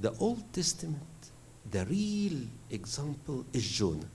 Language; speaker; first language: English; non-native, fluent; Arabic